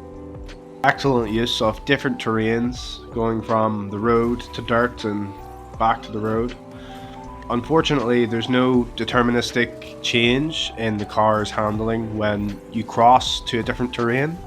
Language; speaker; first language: English; native; English